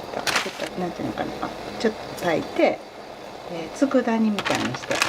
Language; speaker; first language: Japanese; native; Japanese